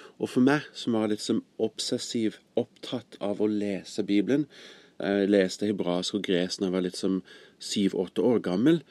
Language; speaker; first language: Norwegian; non-native, fluent; English